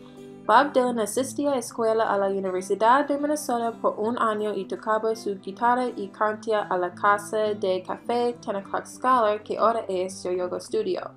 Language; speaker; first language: Spanish; non-native, learner; English